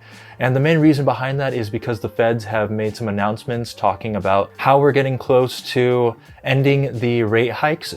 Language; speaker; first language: English; native; English